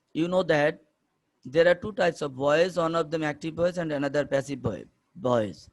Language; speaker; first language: English; non-native, local second language; Bangla